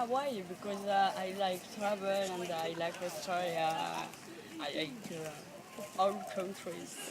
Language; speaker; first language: English; non-native, learner; French